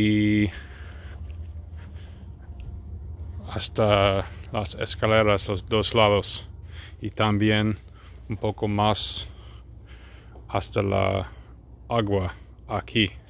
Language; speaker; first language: Spanish; non-native, learner; English